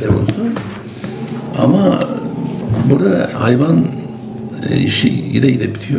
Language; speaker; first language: Turkish; non-native, local second language; Kurdish